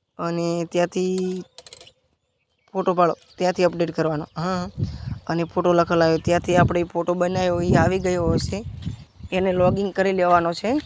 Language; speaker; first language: Gujarati; native; Gujarati